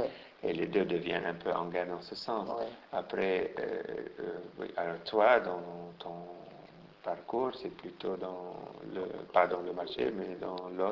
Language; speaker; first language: French; non-native, local second language; Arabic